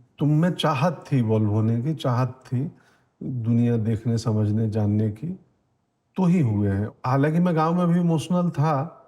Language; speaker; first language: Hindi; native; Hindi